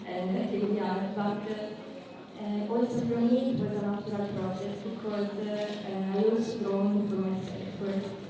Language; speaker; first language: English; non-native, learner; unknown